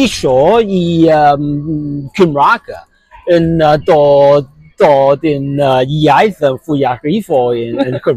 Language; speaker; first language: Welsh; non-native, learner; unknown